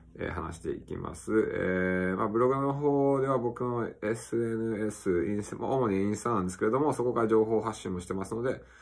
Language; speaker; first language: Japanese; early bilingual, other home language; English